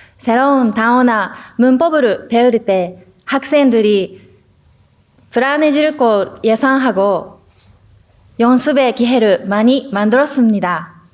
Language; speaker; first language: Korean; non-native, learner; Japanese